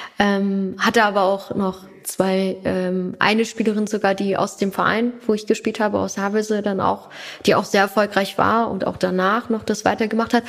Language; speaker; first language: German; native; German